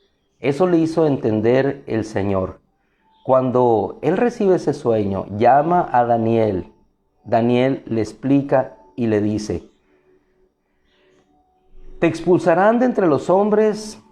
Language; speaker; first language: Spanish; native; Spanish